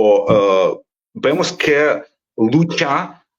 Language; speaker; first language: Spanish; non-native, fluent; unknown